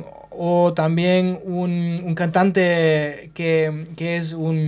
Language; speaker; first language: Spanish; non-native, fluent; German